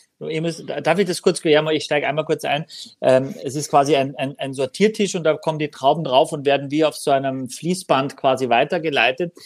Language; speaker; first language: German; native; German